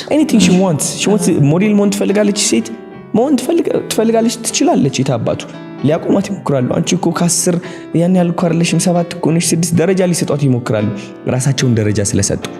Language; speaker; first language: Amharic; non-native, local second language; Tigrinya